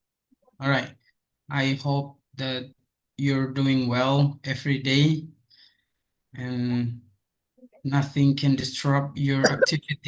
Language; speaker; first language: English; non-native, fluent; Indonesian